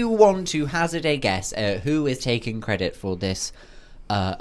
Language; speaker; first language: English; native; English